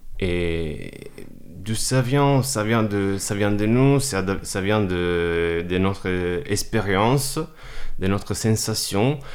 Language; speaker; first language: French; non-native, fluent; Italian